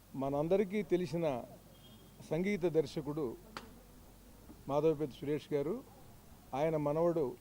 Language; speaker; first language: Telugu; native; Telugu